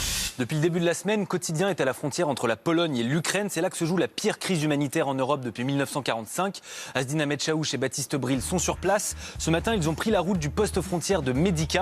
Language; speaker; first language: French; native; French